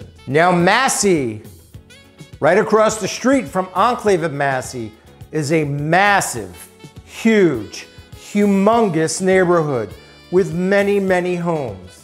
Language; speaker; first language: English; native; English